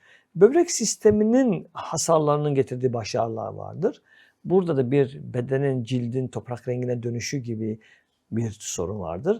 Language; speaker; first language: Turkish; native; Turkish